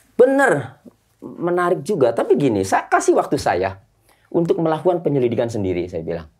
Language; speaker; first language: Indonesian; native; Indonesian